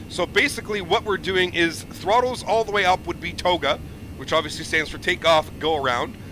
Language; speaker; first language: English; native; English